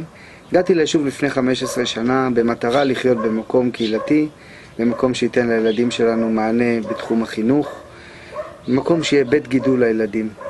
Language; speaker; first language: Hebrew; native; Hebrew